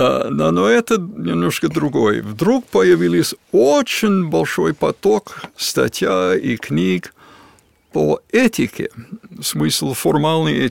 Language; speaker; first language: Russian; non-native, fluent; English